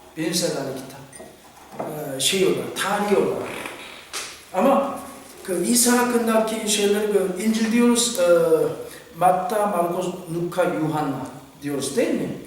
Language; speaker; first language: Turkish; non-native, fluent; Korean